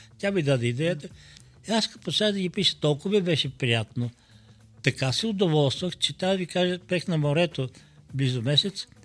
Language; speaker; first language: Bulgarian; native; Bulgarian